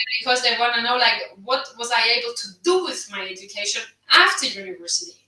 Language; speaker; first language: English; non-native, fluent; German